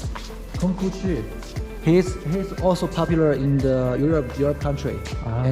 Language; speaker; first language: English; non-native, learner; Chinese